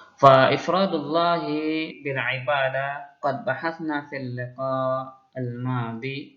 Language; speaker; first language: Arabic; non-native, fluent; Indonesian